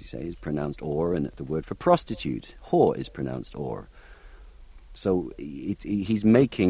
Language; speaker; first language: English; native; English